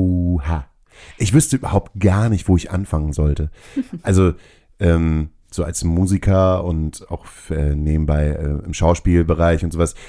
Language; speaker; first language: German; native; German